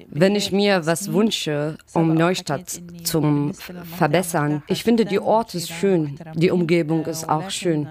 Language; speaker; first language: German; non-native, learner; Arabic